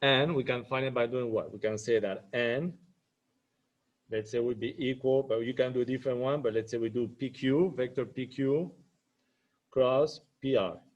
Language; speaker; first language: English; non-native, fluent; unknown